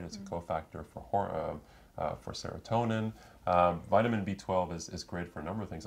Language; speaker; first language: English; native; English